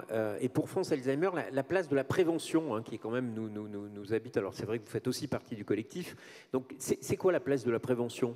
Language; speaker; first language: French; native; French